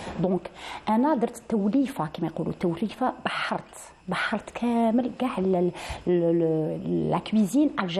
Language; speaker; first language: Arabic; native; Arabic